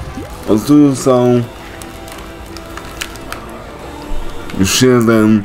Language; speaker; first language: Polish; native; Polish